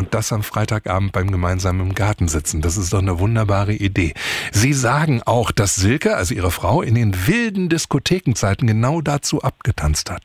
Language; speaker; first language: German; native; German